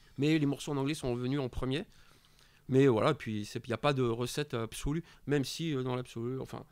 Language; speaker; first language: French; native; French